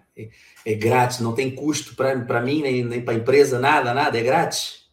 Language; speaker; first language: Portuguese; native; Portuguese